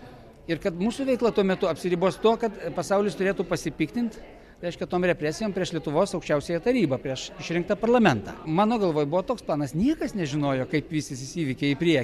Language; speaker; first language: Lithuanian; native; Lithuanian